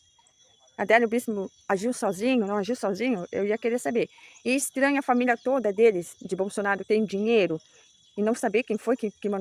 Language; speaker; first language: Portuguese; native; Portuguese